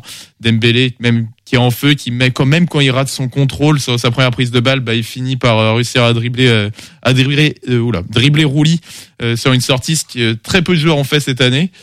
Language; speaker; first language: French; native; French